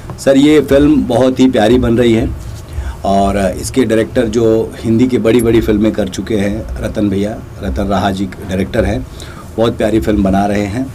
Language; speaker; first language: Hindi; native; Hindi